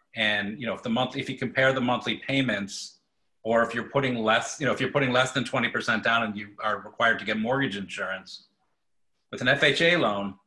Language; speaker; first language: English; native; English